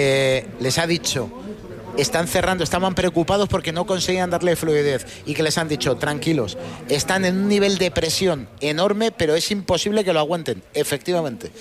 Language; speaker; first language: Spanish; native; Spanish